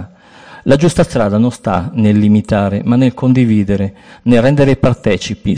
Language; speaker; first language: Italian; native; Italian